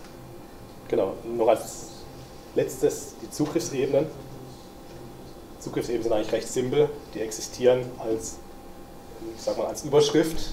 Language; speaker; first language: German; native; German